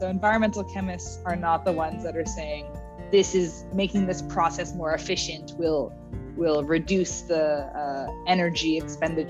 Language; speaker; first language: English; native; English